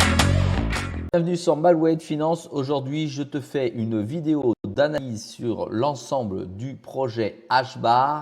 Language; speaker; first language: French; native; French